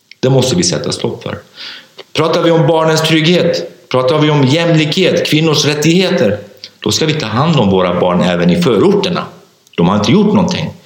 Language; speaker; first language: Swedish; non-native, fluent; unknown